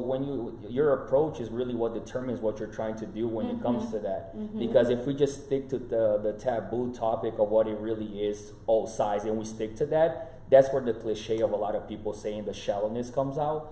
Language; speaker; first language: English; non-native, fluent; Portuguese